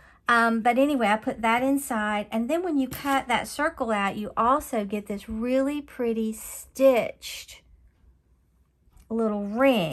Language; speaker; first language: English; native; English